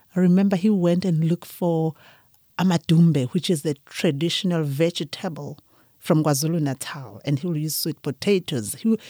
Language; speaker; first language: English; non-native, local second language; Zulu